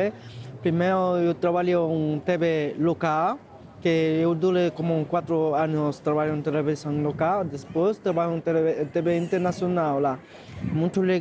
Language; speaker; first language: Portuguese; non-native, learner; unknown